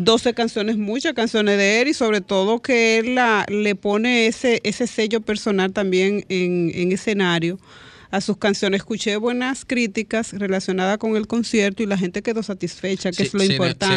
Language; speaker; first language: Spanish; native; Spanish